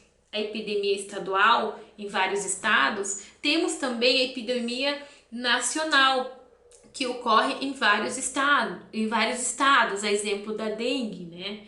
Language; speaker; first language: Portuguese; native; Portuguese